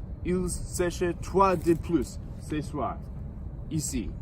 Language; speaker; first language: French; non-native, learner; English